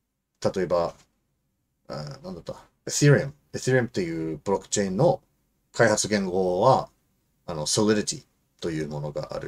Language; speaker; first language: Japanese; non-native, fluent; English